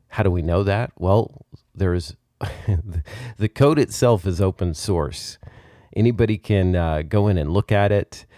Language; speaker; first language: English; native; English